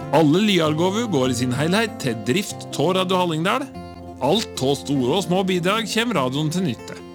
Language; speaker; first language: Norwegian; native; Norwegian